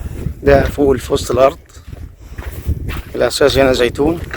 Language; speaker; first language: Arabic; native; Arabic